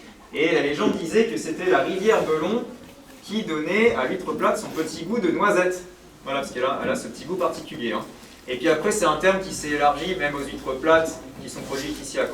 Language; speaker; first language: French; native; French